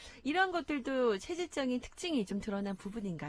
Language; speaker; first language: Korean; native; Korean